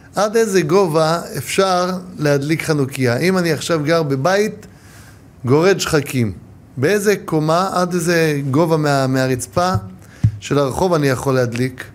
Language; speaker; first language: Hebrew; native; Hebrew